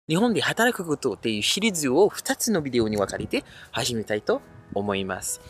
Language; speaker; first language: Japanese; non-native, fluent; French